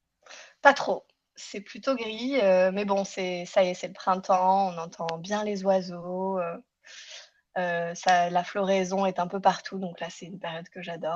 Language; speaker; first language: French; native; French